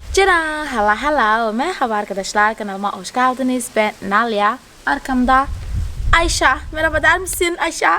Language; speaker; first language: Turkish; non-native, fluent; Portuguese